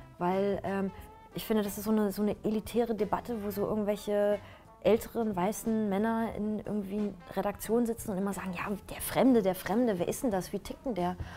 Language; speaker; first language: German; early bilingual, other home language; Persian